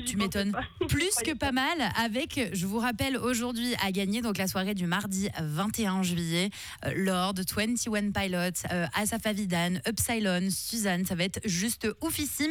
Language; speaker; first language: French; native; French